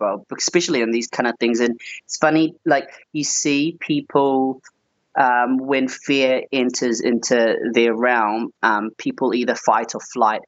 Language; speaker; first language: English; native; English